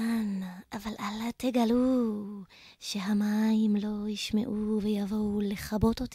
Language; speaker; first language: Hebrew; native; Hebrew